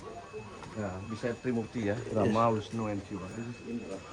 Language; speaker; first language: English; non-native, learner; Balinese